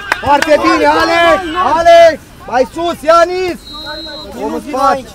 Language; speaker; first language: Romanian; native; Romanian